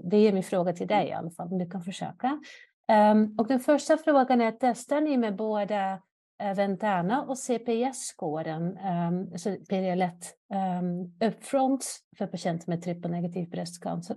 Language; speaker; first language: Swedish; non-native, fluent; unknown